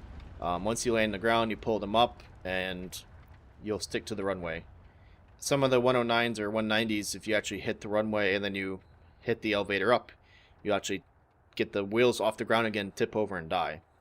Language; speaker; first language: English; native; English